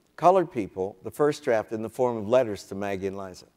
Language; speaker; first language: English; native; English